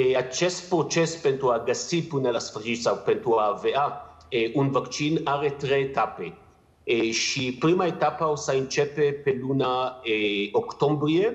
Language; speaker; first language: Romanian; non-native, learner; Hebrew